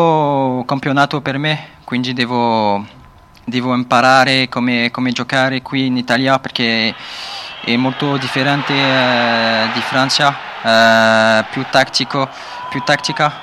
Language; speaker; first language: Italian; non-native, learner; French